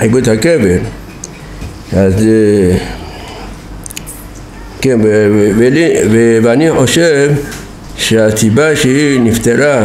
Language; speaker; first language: Hebrew; non-native, fluent; Persian